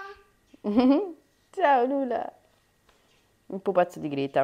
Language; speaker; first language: Italian; native; Italian